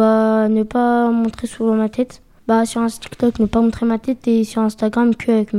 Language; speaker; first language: French; native; French